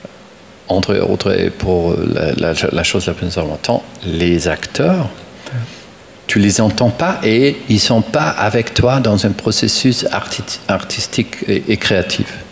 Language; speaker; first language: French; non-native, fluent; German